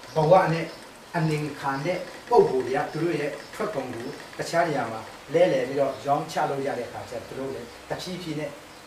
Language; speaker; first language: Burmese; non-native, local second language; Tedim Chin